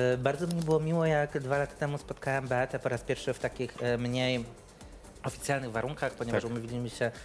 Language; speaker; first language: Polish; native; Polish